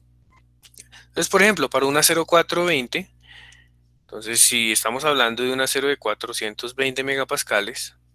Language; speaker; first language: Spanish; native; Spanish